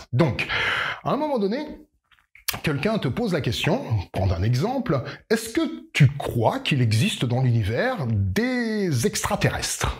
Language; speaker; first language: French; native; French